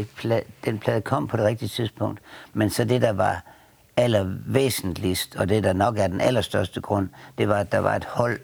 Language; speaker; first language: Danish; native; Danish